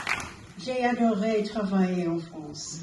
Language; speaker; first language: French; non-native, fluent; English